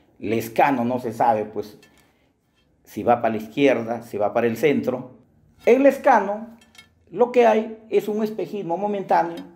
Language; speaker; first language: Spanish; native; Spanish